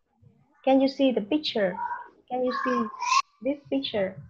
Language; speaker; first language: English; non-native, fluent; Vietnamese